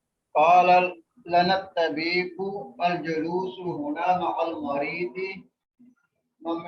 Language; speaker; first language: Arabic; non-native, learner; Urdu